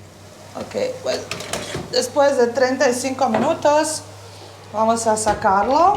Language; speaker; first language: Spanish; early bilingual, heritage; Bosnian